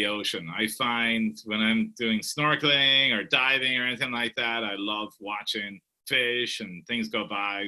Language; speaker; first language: English; native; English